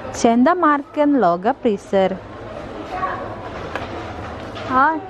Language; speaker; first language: Swedish; non-native, fluent; Indonesian